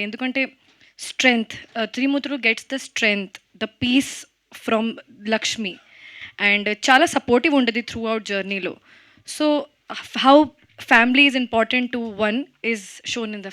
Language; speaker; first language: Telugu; non-native, fluent; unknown